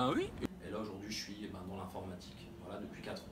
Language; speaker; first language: French; early bilingual, other home language; Arabic